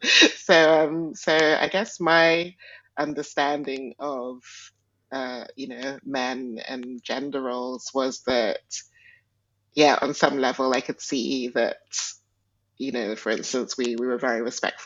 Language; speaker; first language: English; non-native, local second language; Igbo